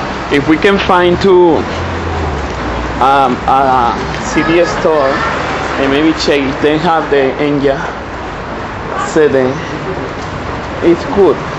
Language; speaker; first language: English; non-native, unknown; Spanish